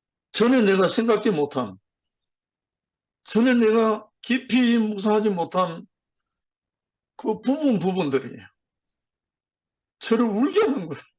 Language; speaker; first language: Korean; native; Korean